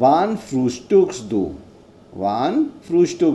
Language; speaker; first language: German; non-native, fluent; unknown